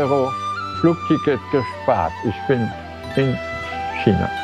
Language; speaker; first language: German; non-native, fluent; Chinese